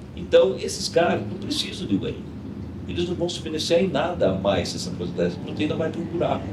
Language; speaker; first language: Portuguese; native; Portuguese